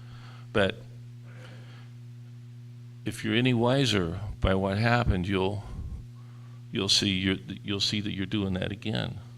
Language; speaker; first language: English; native; English